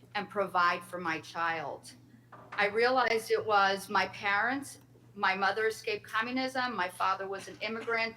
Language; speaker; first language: English; native; English